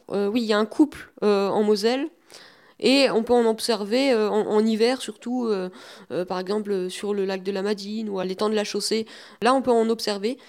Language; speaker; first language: French; native; French